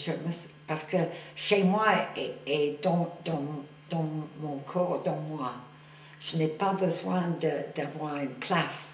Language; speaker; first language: French; non-native, fluent; English